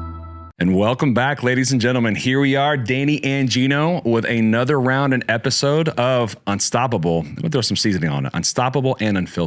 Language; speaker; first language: English; native; English